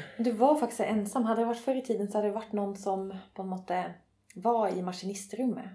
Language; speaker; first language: Swedish; native; Swedish